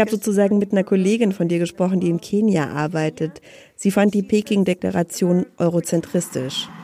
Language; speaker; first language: German; native; German